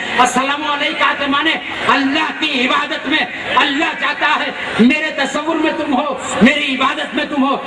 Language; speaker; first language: Urdu; native; Urdu